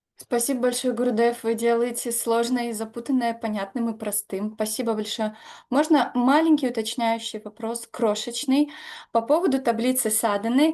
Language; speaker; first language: Russian; native; Russian